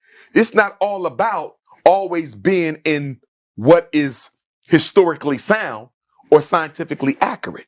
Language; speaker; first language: English; native; English